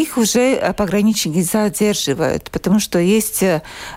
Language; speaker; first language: Russian; non-native, local second language; Latvian